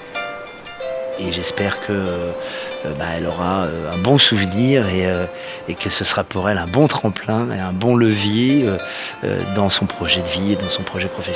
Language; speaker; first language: French; native; French